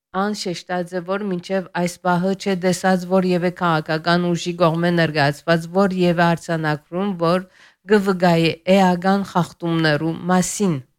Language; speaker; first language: Armenian; early bilingual, heritage; Armenian